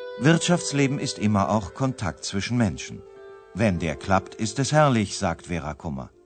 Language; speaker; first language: German; native; German